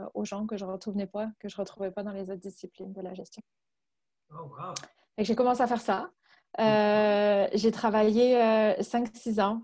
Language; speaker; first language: French; native; French